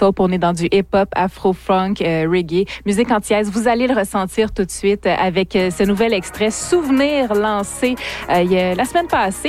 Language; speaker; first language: French; native; French